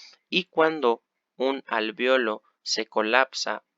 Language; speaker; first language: Spanish; native; Spanish